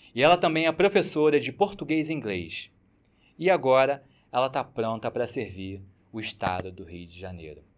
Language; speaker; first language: Portuguese; native; Portuguese